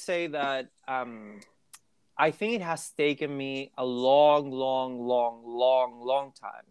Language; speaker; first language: English; non-native, fluent; Spanish